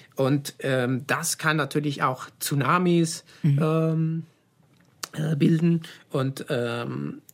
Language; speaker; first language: German; non-native, fluent; Italian